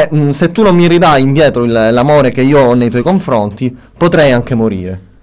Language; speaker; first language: Italian; native; Italian